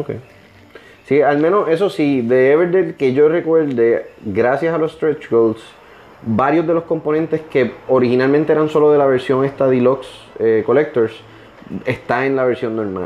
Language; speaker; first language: Spanish; native; Spanish